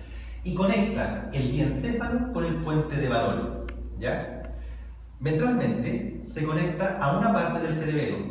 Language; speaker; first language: Spanish; native; Spanish